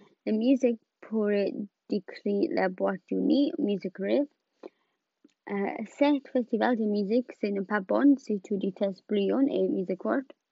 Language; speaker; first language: French; non-native, learner; English